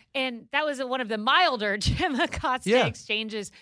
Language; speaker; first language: English; native; English